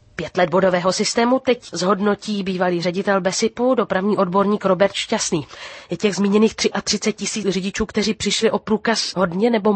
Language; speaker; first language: Czech; native; Czech